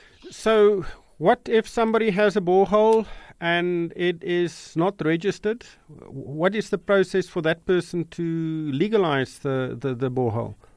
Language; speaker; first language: English; non-native, local second language; Afrikaans